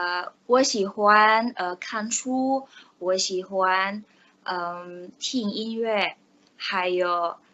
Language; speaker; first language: Chinese; non-native, learner; Indonesian